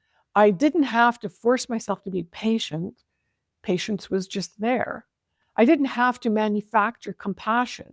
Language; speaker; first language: English; native; English